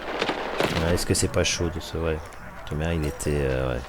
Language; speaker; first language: French; native; French